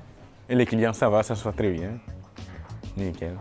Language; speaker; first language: French; non-native, local second language; Wolof